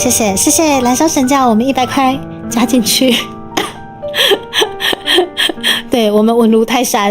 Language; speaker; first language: Chinese; native; Chinese